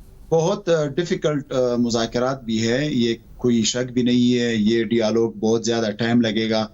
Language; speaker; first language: Hindi; non-native, fluent; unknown